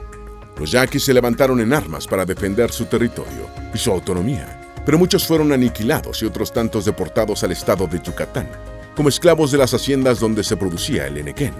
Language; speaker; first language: Spanish; native; Spanish